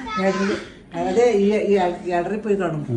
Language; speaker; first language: Malayalam; native; Malayalam